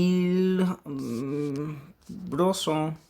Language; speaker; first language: French; non-native, learner; English